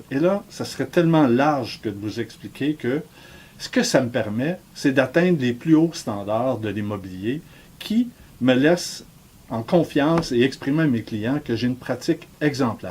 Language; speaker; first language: French; native; French